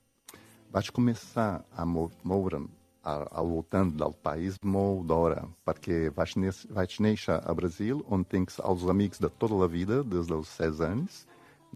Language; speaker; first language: Catalan; non-native, fluent; Portuguese